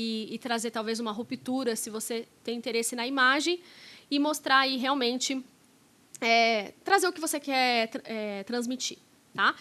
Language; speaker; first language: Portuguese; native; Portuguese